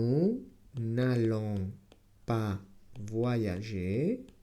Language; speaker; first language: French; non-native, fluent; Spanish